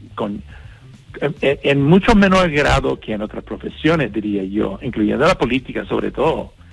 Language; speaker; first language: Spanish; non-native, fluent; English